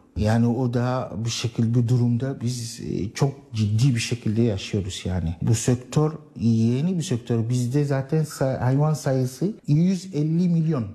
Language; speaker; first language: Turkish; non-native, learner; Arabic